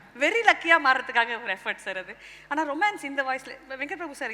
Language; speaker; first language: Tamil; native; Tamil